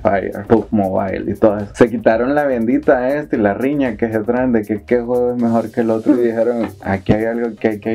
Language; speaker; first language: Spanish; native; Spanish